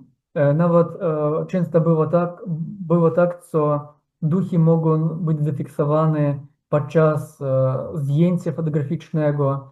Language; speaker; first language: Polish; non-native, fluent; Ukrainian